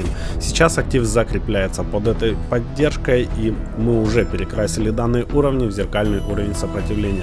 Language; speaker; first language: Russian; native; Russian